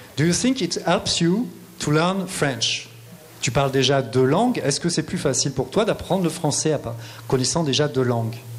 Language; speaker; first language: French; native; French